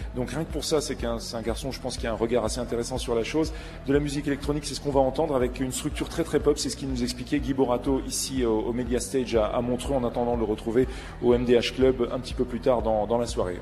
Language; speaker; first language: French; native; French